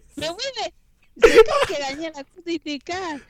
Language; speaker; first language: French; non-native, fluent; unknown